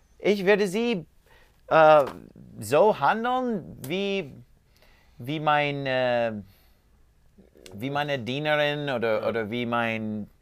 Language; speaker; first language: German; non-native, learner; English